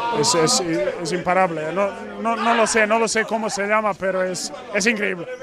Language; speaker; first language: Spanish; non-native, learner; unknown